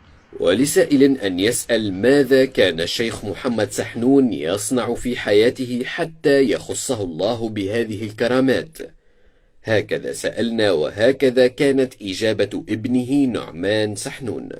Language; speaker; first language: Arabic; native; Arabic